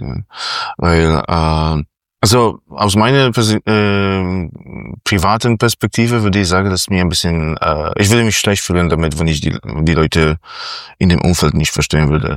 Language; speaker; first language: German; non-native, fluent; Polish